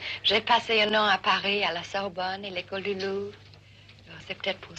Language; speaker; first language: French; non-native, fluent; English